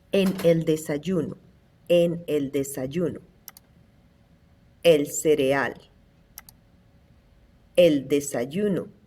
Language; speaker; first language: Spanish; non-native, fluent; English